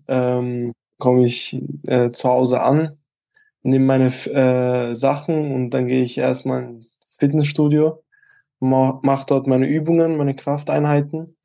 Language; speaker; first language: German; early bilingual, other home language; Albanian